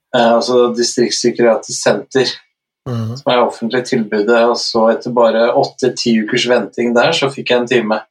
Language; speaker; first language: Norwegian; native; Norwegian